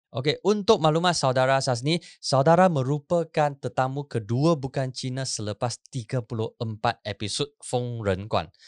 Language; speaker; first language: Malay; non-native, local second language; Chinese